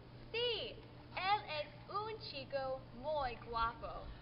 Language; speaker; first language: Spanish; non-native, learner; English